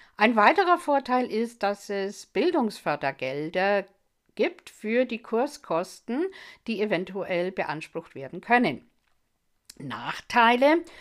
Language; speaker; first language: German; non-native, fluent; English